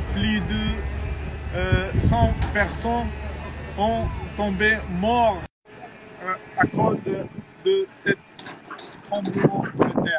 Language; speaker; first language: French; non-native, fluent; Arabic